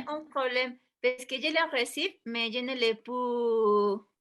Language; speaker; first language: French; non-native, learner; Spanish